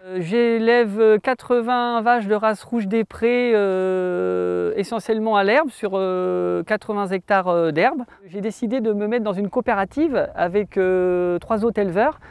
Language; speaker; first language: French; native; French